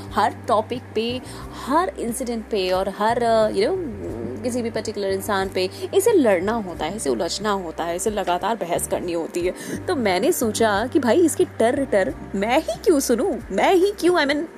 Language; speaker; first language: Hindi; native; Hindi